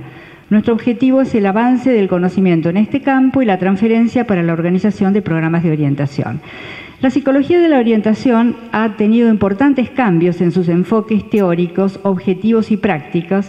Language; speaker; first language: Spanish; native; Spanish